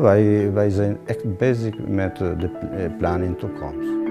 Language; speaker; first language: Dutch; non-native, learner; Albanian